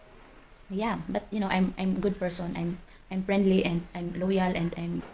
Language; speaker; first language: English; non-native, learner; Filipino